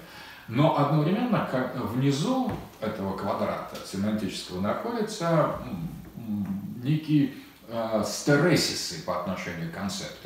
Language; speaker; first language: Russian; native; Russian